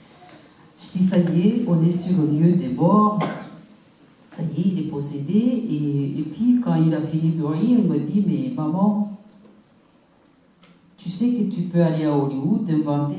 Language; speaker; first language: French; non-native, local second language; Kinyarwanda